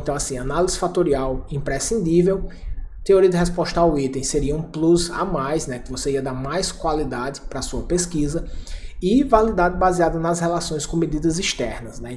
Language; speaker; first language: Portuguese; native; Portuguese